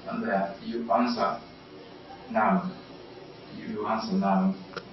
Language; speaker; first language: English; non-native, learner; Japanese